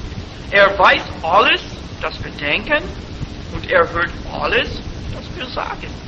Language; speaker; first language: German; non-native, fluent; English